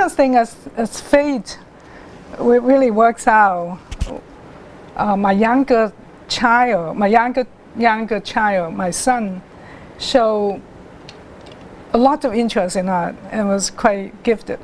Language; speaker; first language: English; non-native, local second language; Cantonese